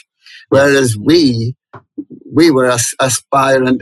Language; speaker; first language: English; native; English